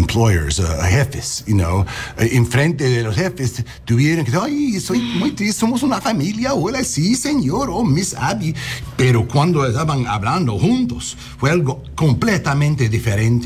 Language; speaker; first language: Spanish; non-native, learner; English